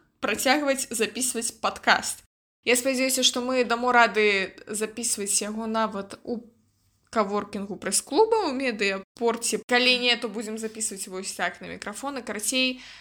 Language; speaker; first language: Belarusian; native; Belarusian